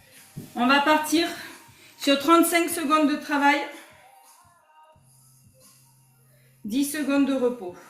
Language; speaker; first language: French; native; French